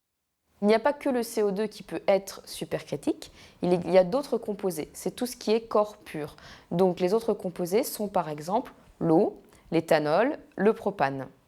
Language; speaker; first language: French; native; French